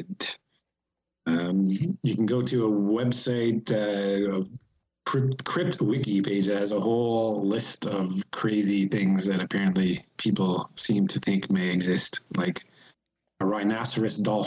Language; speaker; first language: English; native; English